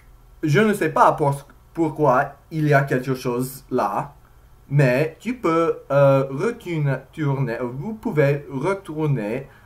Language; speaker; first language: French; non-native, learner; English